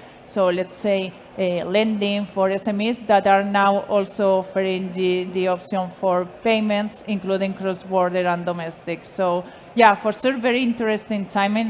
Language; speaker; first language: English; non-native, fluent; Spanish